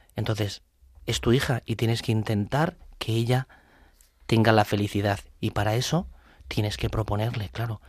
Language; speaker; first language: Spanish; native; Spanish